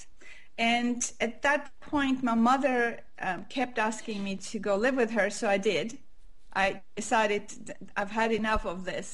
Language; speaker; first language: English; non-native, fluent; Armenian